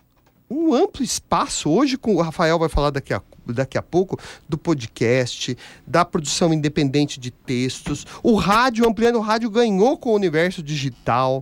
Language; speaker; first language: Portuguese; native; Portuguese